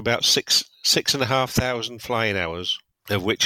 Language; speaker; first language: English; native; English